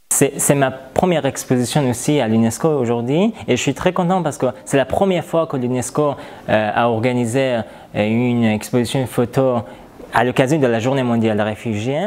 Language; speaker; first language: French; non-native, learner; Persian